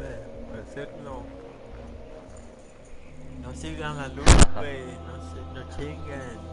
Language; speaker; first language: Spanish; early bilingual, other home language; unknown